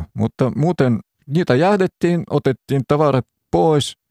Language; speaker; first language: Finnish; non-native, fluent; Russian